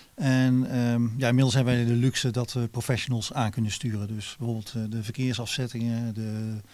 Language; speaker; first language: Dutch; native; Dutch